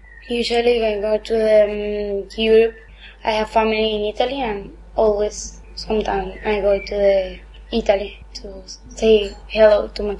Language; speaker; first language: English; non-native, learner; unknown